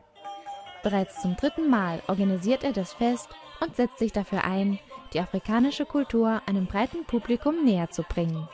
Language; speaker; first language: German; native; German